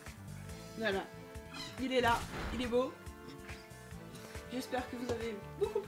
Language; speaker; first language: French; native; French